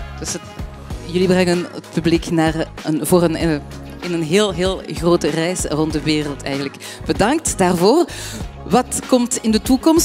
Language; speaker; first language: Dutch; non-native, fluent; French